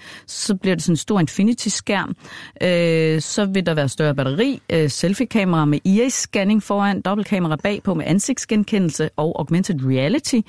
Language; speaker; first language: Danish; native; Danish